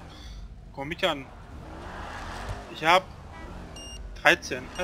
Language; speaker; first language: German; native; German